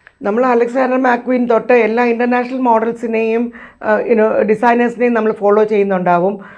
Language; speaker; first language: Malayalam; native; Malayalam